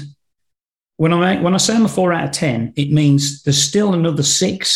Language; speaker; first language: English; native; English